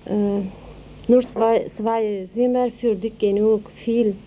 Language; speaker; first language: German; non-native, learner; Turkish